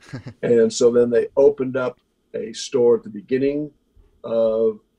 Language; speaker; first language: English; native; English